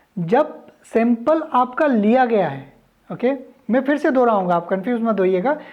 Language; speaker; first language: Hindi; native; Hindi